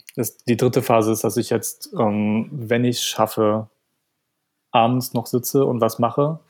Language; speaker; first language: German; non-native, fluent; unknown